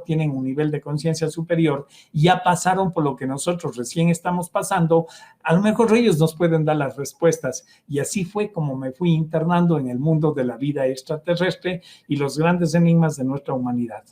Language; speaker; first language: Spanish; native; Spanish